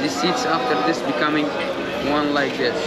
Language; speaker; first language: English; non-native, learner; Arabic